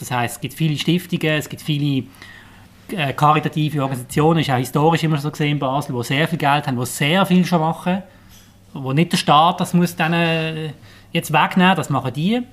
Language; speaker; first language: German; native; German